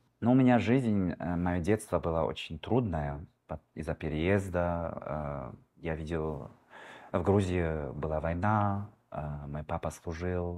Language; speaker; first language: Russian; early bilingual, heritage; Russian